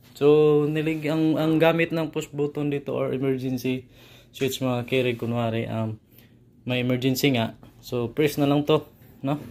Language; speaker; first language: Filipino; non-native, local second language; Cebuano